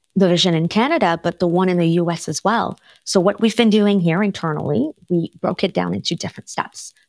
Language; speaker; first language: English; non-native, fluent; French